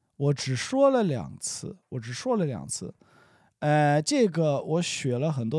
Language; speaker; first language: Chinese; non-native, learner; English